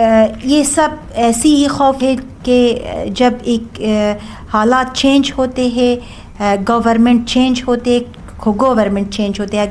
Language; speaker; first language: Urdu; non-native, learner; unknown